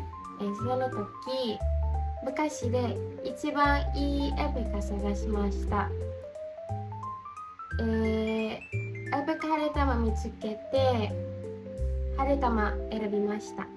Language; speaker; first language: Japanese; non-native, learner; Indonesian